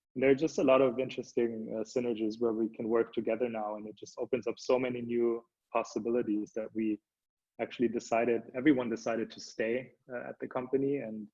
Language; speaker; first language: English; early bilingual, other home language; German